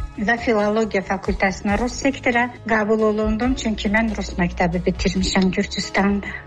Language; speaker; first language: Azerbaijani; non-native, fluent; Georgian